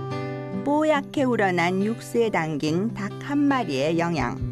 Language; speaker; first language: Korean; native; Korean